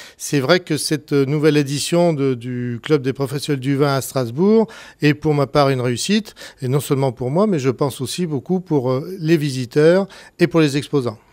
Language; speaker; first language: French; native; French